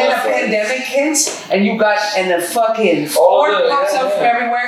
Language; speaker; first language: English; native; English